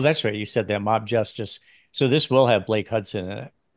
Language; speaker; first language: English; native; English